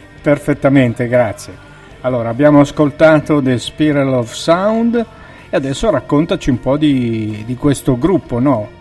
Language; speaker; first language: Italian; native; Italian